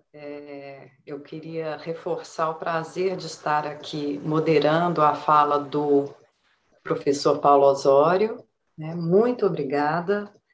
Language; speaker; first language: Portuguese; native; Portuguese